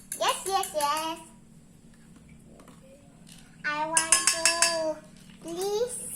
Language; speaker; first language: English; non-native, learner; Indonesian